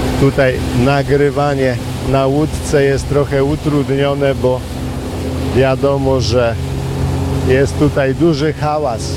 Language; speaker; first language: Polish; native; Polish